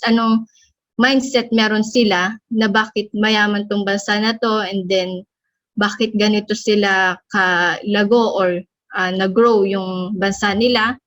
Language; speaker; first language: Filipino; native; Filipino